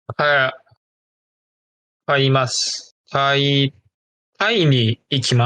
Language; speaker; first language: Japanese; non-native, learner; Korean